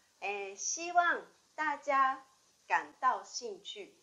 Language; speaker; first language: Chinese; non-native, fluent; Japanese